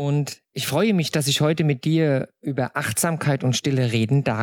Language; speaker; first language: German; native; German